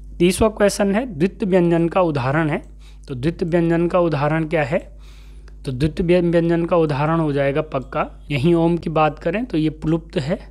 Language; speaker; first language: Hindi; native; Hindi